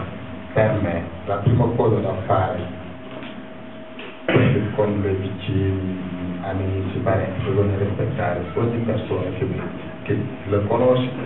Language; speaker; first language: Italian; non-native, fluent; Wolof